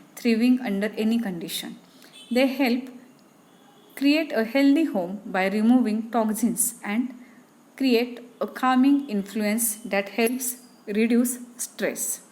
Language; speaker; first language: English; non-native, local second language; Marathi